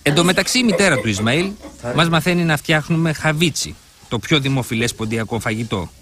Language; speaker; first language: Greek; native; Greek